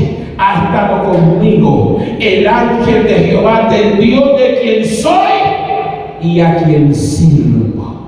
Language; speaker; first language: Spanish; native; Spanish